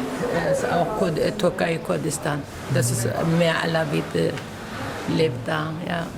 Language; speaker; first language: German; non-native, learner; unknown